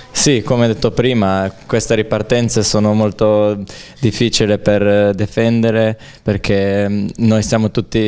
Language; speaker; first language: Italian; non-native, learner; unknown